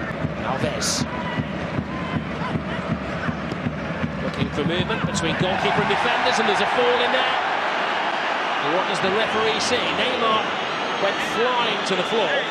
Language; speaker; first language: English; native; English